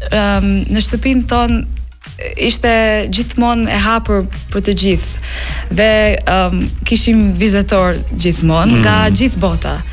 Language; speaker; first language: Albanian; non-native, learner; English